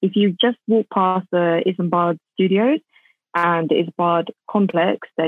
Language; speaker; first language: English; native; English